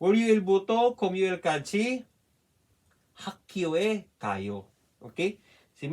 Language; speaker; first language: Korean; non-native, fluent; Filipino